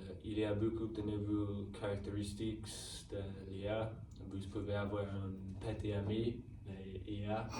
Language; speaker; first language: French; non-native, learner; English